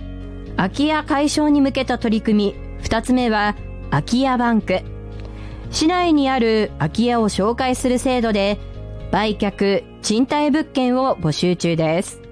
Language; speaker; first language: Japanese; native; Japanese